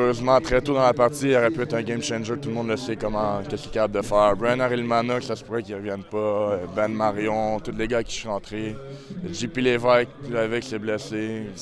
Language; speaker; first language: French; native; French